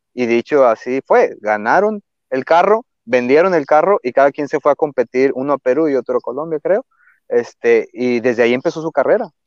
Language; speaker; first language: Spanish; native; Spanish